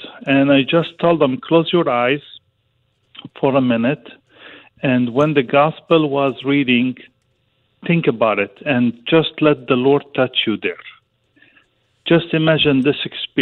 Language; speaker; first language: English; non-native, fluent; Arabic